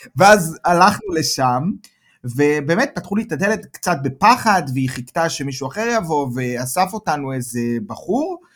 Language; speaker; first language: Hebrew; native; Hebrew